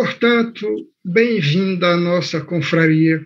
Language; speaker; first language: Portuguese; native; Portuguese